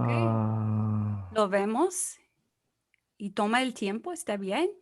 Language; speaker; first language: Spanish; non-native, fluent; English